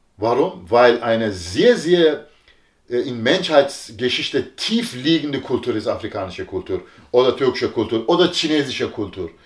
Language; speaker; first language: German; non-native, fluent; Turkish